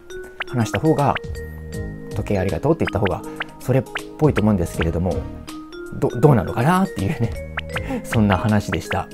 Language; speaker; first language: Japanese; native; Japanese